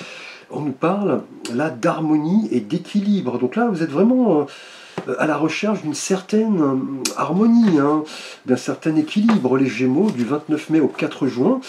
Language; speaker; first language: French; native; French